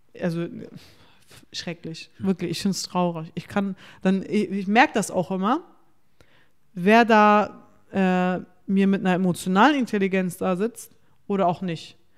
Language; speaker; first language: German; early bilingual, other home language; Turkish